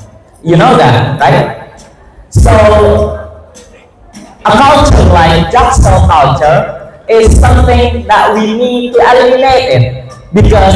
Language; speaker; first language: English; non-native, fluent; Indonesian